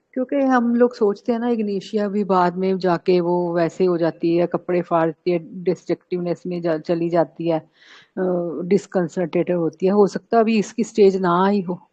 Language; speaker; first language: Hindi; non-native, local second language; Marathi